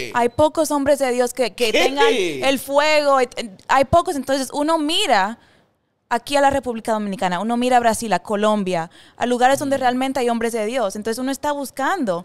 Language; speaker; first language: Spanish; early bilingual, heritage; Spanish